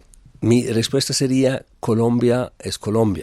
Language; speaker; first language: Spanish; non-native, fluent; German